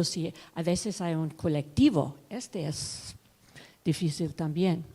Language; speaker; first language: Spanish; non-native, learner; English